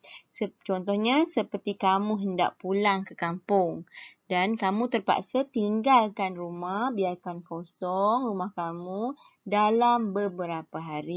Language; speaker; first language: Malay; native; Malay